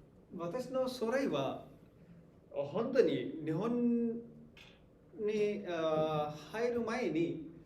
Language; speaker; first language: Japanese; non-native, learner; Hindi